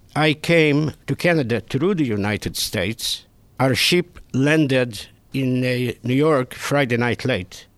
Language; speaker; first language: English; non-native, fluent; Hungarian